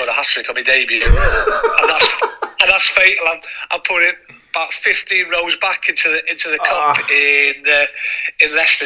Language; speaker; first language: English; non-native, local second language; Welsh